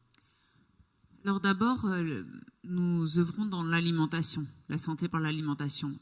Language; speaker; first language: French; native; French